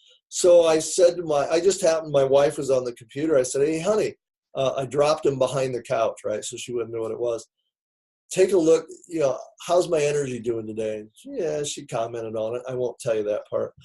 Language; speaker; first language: English; native; English